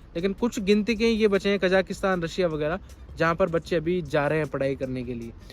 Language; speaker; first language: Hindi; native; Hindi